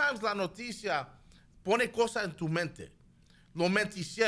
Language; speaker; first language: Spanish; early bilingual, heritage; Spanish